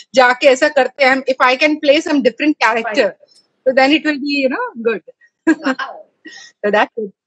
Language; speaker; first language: Hindi; native; Hindi